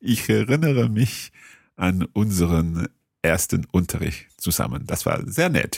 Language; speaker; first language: German; non-native, learner; English